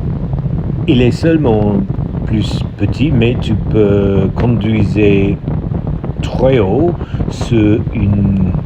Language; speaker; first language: French; non-native, learner; English